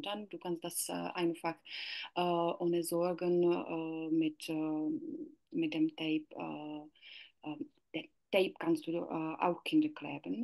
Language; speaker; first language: German; non-native, learner; Czech